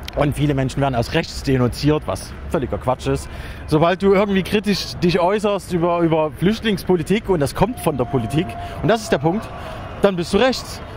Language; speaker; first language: German; native; German